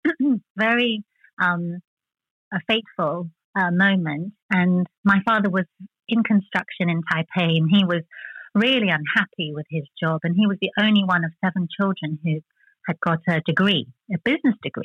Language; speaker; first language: English; early bilingual, other home language; Chinese